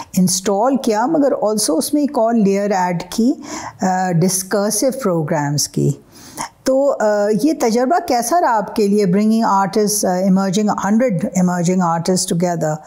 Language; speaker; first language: Urdu; native; Urdu